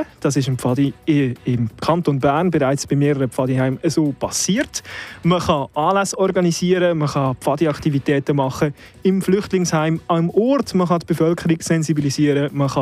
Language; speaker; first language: German; native; German